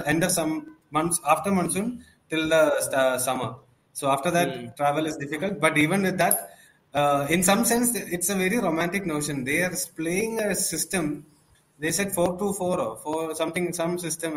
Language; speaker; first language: English; non-native, local second language; Malayalam